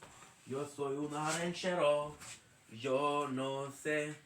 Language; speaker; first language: Spanish; non-native, learner; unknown